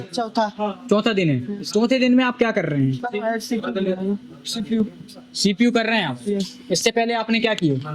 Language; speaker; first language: Hindi; native; Hindi